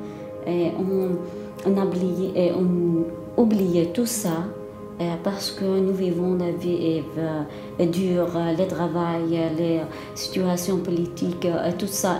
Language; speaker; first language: French; non-native, learner; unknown